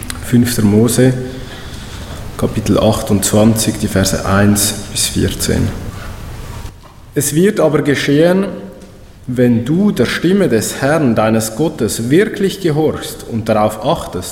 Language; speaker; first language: German; native; German